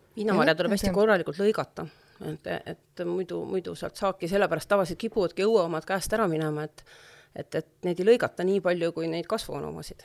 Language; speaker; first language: Estonian; native; Estonian